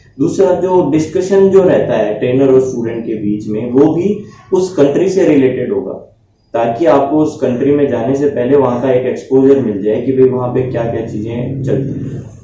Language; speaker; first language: Hindi; native; Hindi